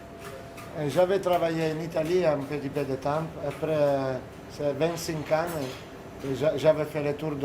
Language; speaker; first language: French; non-native, fluent; Italian